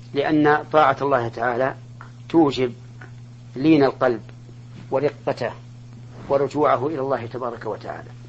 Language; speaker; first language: Arabic; native; Arabic